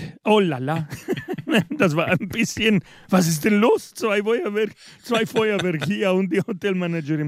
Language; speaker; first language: German; non-native, fluent; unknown